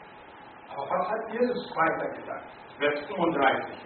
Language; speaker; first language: German; non-native, learner; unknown